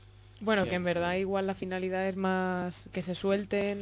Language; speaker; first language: Spanish; native; Spanish